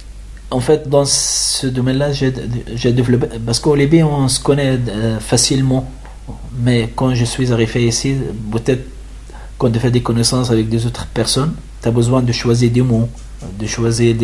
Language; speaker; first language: French; non-native, learner; Arabic